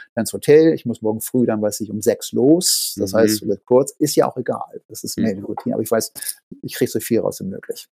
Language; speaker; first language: German; native; German